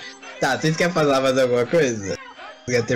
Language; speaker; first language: Portuguese; native; Portuguese